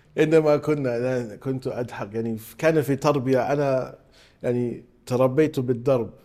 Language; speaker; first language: Arabic; non-native, fluent; English